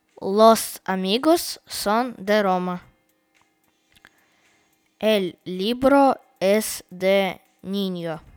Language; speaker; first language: Spanish; non-native, learner; Russian